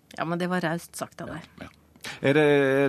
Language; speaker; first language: Norwegian; native; Norwegian